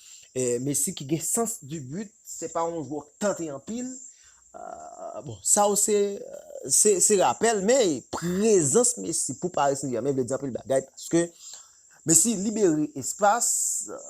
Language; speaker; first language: French; non-native, local second language; Haitian Creole